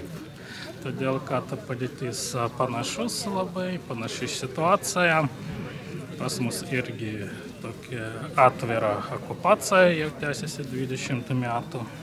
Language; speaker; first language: Lithuanian; non-native, fluent; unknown